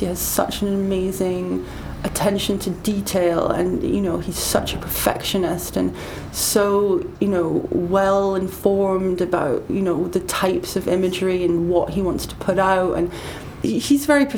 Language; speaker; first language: English; native; English